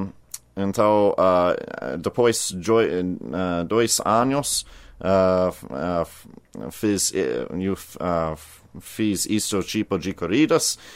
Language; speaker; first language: Portuguese; non-native, learner; English